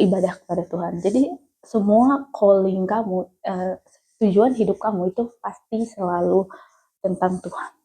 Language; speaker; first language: Indonesian; native; Indonesian